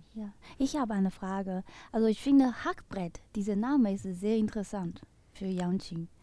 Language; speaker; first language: German; non-native, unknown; Chinese